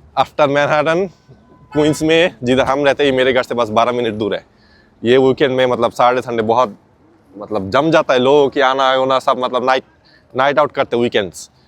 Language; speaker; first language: Hindi; non-native, fluent; Bangla